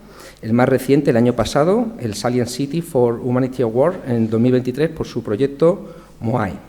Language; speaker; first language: Spanish; native; Spanish